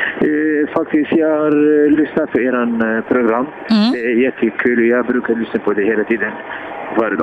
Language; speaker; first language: Swedish; non-native, fluent; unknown